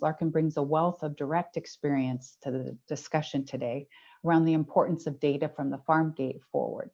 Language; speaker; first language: English; native; English